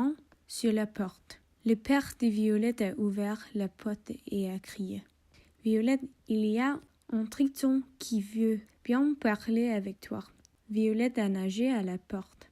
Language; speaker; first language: French; non-native, learner; English